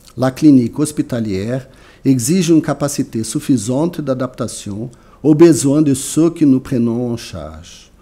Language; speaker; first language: French; non-native, fluent; Portuguese